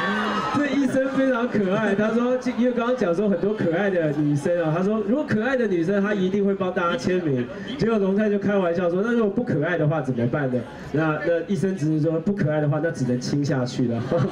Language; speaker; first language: Chinese; native; Chinese